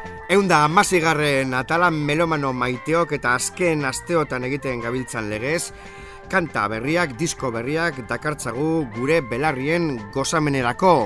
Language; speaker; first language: Basque; native; Basque